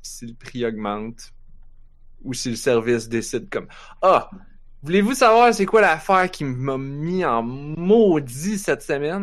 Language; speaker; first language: French; native; French